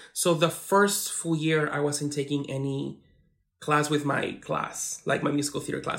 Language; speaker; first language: English; non-native, fluent; Spanish